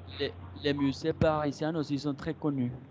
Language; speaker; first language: French; non-native, fluent; Spanish